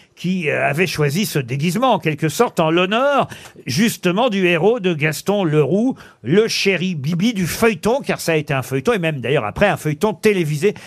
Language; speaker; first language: French; native; French